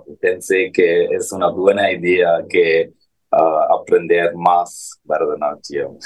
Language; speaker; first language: Spanish; non-native, learner; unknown